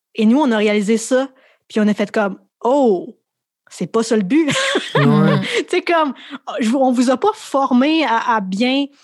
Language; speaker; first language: French; native; French